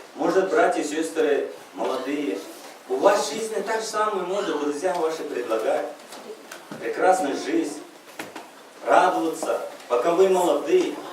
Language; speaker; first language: Russian; non-native, local second language; Uzbek